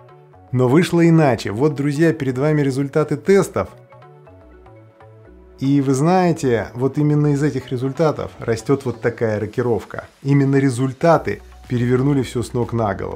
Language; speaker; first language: Russian; native; Russian